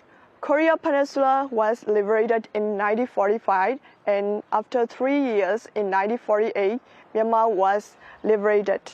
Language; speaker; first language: English; non-native, fluent; Burmese